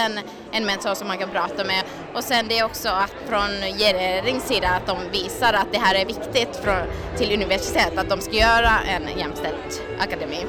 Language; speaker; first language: Swedish; non-native, fluent; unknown